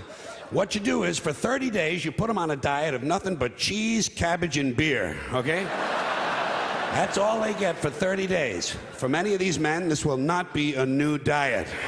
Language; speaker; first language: English; native; English